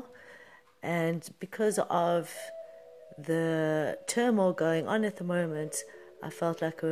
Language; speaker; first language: English; native; English